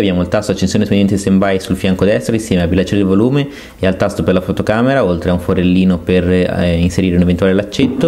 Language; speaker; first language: Italian; native; Italian